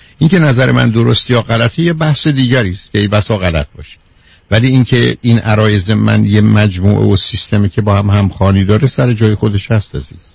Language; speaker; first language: Persian; native; Persian